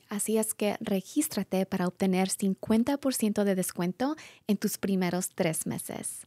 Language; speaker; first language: Spanish; early bilingual, heritage; Spanish